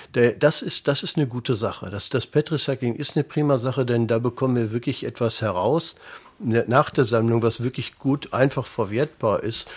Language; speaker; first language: German; native; German